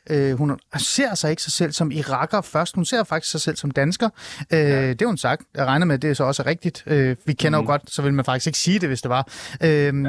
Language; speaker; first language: Danish; early bilingual, other home language; Persian